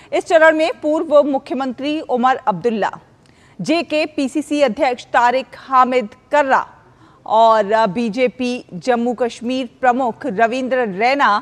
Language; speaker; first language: Hindi; native; Hindi